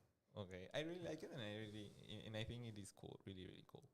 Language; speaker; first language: English; non-native, fluent; Spanish